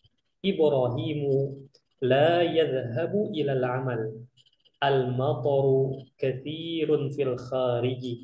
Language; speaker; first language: Arabic; non-native, fluent; Indonesian